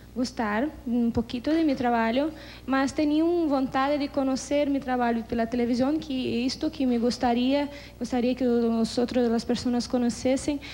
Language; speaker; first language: Spanish; non-native, learner; Portuguese